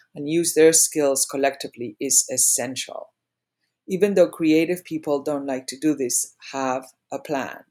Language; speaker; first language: English; non-native, fluent; Spanish